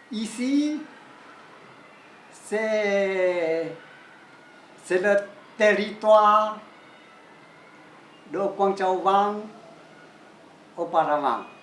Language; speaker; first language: French; non-native, learner; Chinese